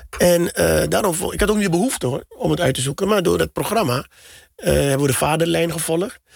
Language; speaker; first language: Dutch; native; Dutch